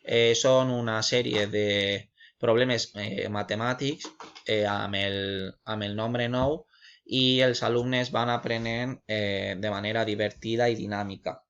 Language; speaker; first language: Catalan; non-native, local second language; Spanish